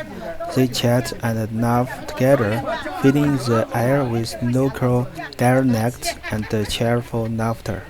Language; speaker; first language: English; non-native, fluent; Chinese